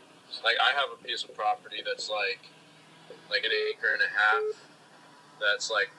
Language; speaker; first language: English; native; English